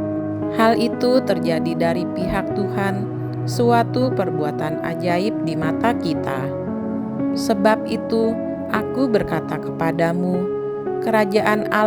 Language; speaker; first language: Indonesian; native; Indonesian